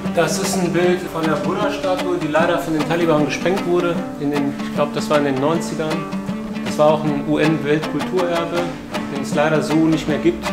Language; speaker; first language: German; early bilingual, other home language; Persian